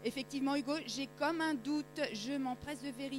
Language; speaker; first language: French; native; French